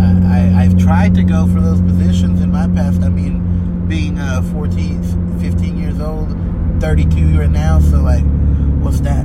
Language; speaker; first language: English; native; English